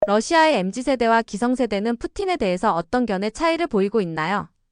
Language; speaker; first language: Korean; native; Korean